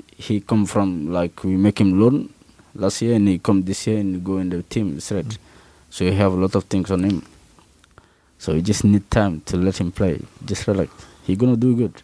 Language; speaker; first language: English; non-native, learner; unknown